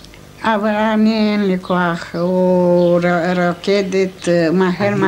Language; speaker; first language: Hebrew; non-native, learner; Romanian